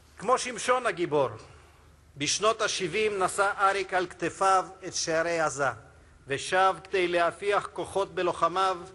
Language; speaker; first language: Hebrew; non-native, fluent; Russian